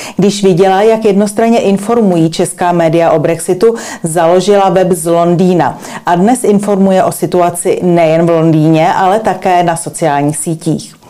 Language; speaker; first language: Czech; native; Czech